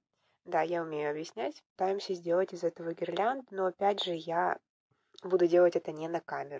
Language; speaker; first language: Russian; native; Russian